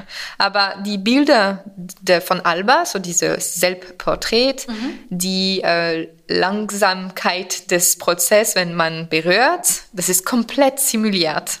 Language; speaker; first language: German; non-native, fluent; French